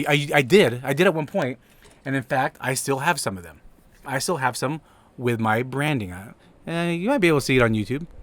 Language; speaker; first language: English; native; English